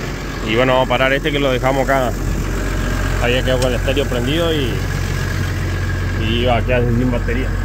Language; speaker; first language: Spanish; native; Spanish